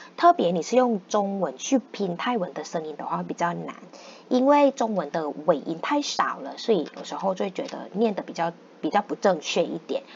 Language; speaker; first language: Chinese; non-native, fluent; Thai